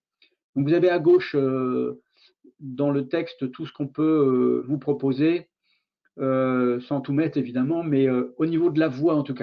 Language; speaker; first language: French; native; French